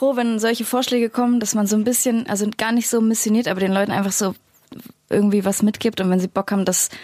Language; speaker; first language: German; native; German